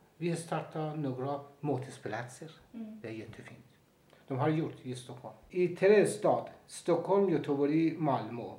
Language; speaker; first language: Swedish; non-native, fluent; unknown